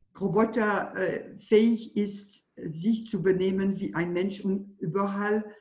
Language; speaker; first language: German; non-native, fluent; French